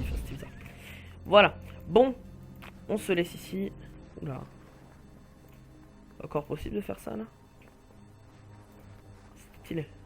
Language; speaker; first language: French; native; French